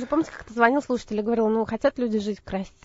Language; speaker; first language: Russian; native; Russian